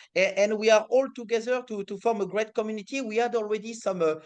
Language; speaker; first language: English; non-native, fluent; French